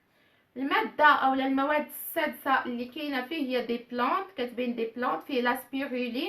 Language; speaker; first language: Arabic; native; Arabic